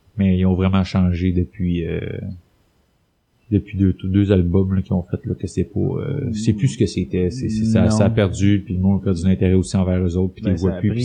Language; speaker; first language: French; native; French